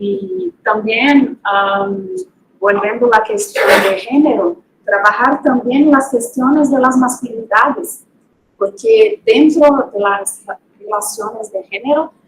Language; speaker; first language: Spanish; non-native, fluent; Portuguese